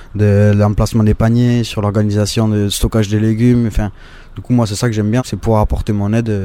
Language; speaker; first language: French; native; French